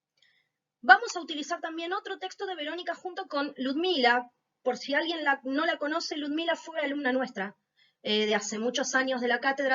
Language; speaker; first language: Spanish; native; Spanish